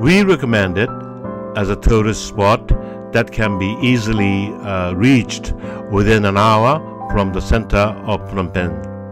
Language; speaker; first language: English; non-native, fluent; Japanese